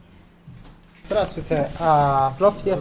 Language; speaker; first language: Russian; non-native, learner; Italian